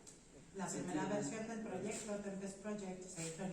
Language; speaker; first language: Spanish; non-native, local second language; French